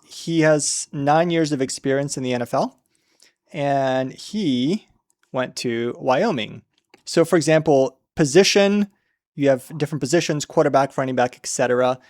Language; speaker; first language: English; native; English